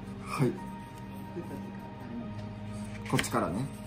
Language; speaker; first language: Japanese; native; Japanese